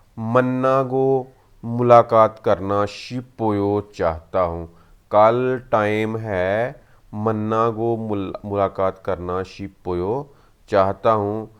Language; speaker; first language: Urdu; non-native, local second language; Punjabi